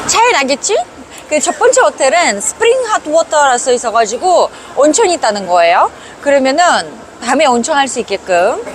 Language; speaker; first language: Korean; non-native, fluent; Uzbek